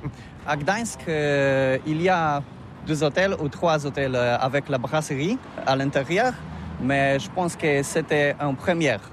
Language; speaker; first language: French; non-native, learner; Polish